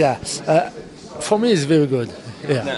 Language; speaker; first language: English; non-native, learner; Russian